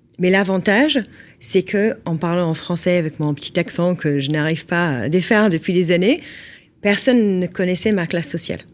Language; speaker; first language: French; non-native, fluent; English